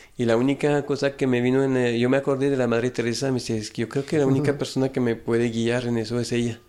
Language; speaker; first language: Spanish; non-native, fluent; French